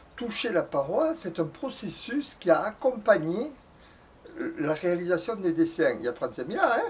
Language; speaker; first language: French; native; French